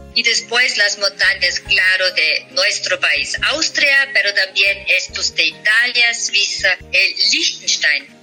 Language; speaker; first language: Spanish; non-native, fluent; German